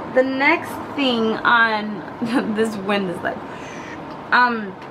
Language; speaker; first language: English; native; English